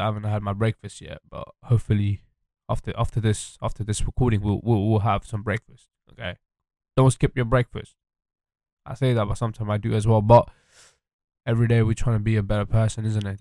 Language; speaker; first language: English; early bilingual, other home language; French